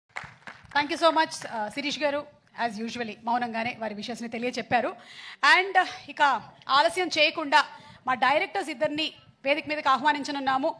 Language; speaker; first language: Telugu; native; Telugu